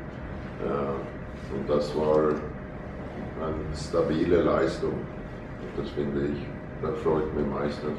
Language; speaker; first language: German; non-native, fluent; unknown